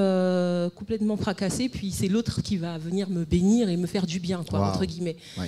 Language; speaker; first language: French; native; French